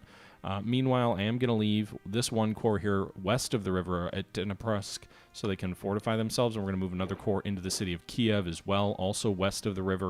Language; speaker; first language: English; native; English